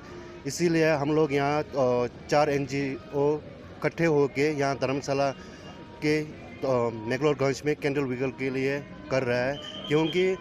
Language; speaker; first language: Hindi; non-native, learner; Tibetan